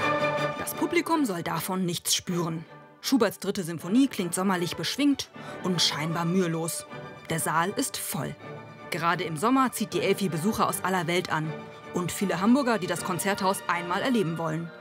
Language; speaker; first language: German; native; German